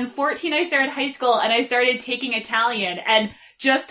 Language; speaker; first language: English; native; English